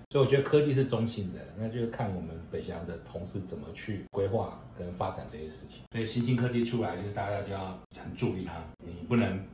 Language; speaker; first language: Chinese; native; Chinese